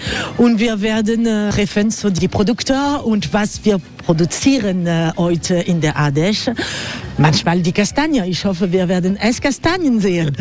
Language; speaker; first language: German; non-native, learner; French